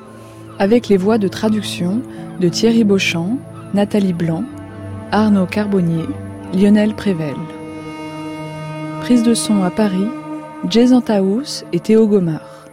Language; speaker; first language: French; native; French